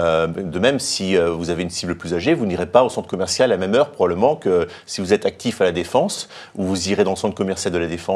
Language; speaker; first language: French; native; French